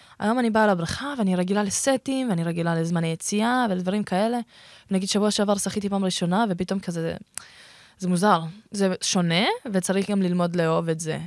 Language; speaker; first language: Hebrew; early bilingual, other home language; Russian